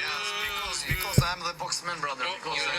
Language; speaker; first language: English; non-native, learner; Albanian